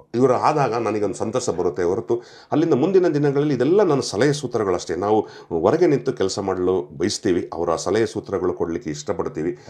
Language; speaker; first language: Kannada; non-native, local second language; Kodava